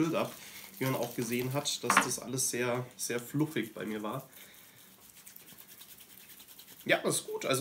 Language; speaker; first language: German; native; German